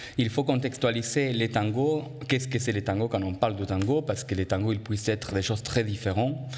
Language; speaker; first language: French; non-native, fluent; Spanish